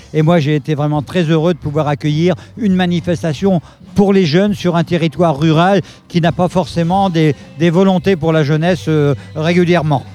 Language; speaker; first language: French; native; French